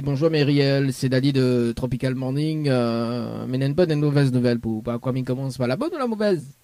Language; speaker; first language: French; native; French